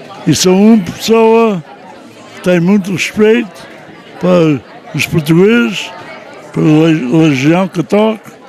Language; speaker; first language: Portuguese; early bilingual, heritage; Portuguese